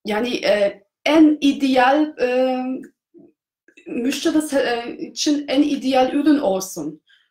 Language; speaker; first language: Turkish; non-native, fluent; German